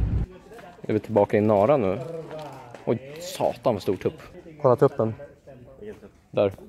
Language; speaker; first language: Swedish; native; Swedish